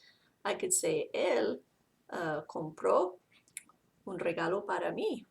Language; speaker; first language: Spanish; non-native, fluent; English